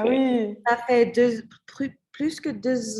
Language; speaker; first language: French; non-native, learner; English